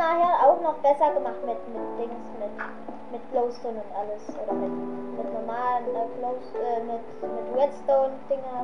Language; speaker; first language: German; native; German